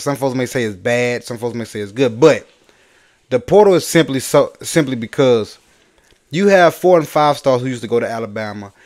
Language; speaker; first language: English; native; English